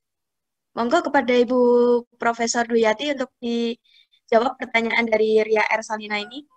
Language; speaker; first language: Indonesian; native; Indonesian